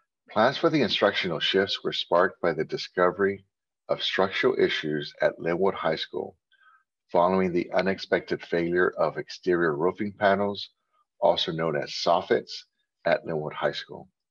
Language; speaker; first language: English; native; English